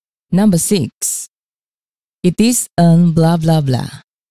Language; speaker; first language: English; non-native, fluent; Indonesian